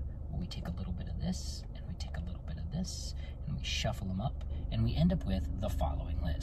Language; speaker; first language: English; native; English